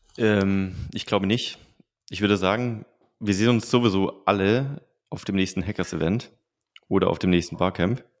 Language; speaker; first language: German; native; German